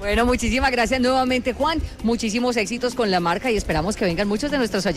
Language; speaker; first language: Spanish; native; Spanish